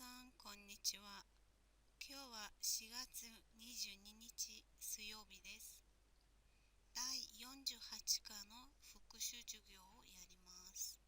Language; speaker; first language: Japanese; non-native, fluent; Mongolian